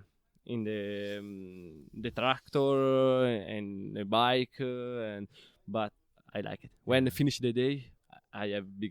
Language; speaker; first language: English; non-native, learner; Italian